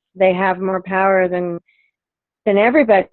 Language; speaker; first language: English; native; English